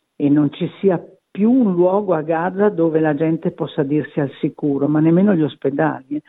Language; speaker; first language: Italian; native; Italian